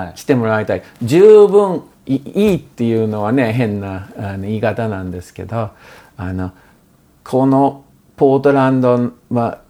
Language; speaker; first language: Japanese; non-native, fluent; English